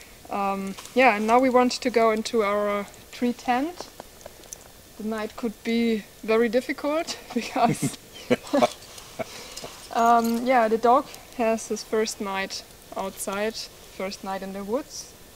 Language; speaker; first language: English; non-native, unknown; German